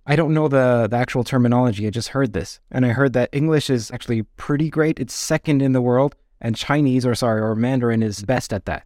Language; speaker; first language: English; native; English